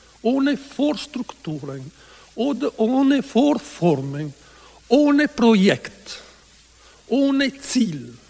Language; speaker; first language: German; non-native, learner; Italian